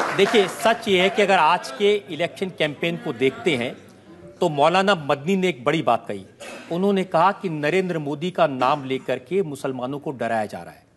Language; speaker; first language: Hindi; native; Hindi